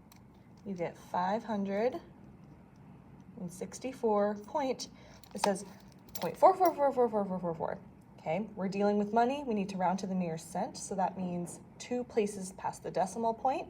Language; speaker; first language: English; native; English